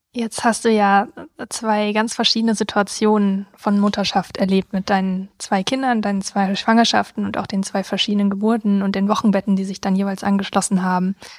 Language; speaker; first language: German; native; German